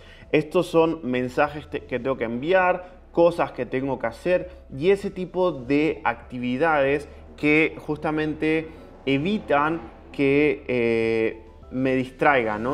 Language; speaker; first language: Spanish; native; Spanish